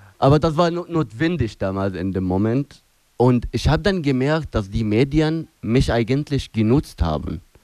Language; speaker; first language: German; non-native, fluent; Arabic